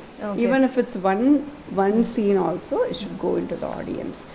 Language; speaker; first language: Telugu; non-native, learner; Malayalam